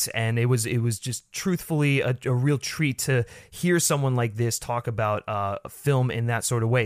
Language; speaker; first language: English; native; English